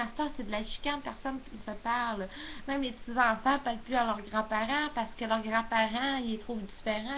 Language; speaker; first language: French; native; French